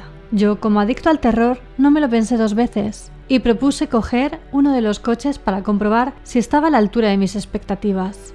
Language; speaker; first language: Spanish; native; Spanish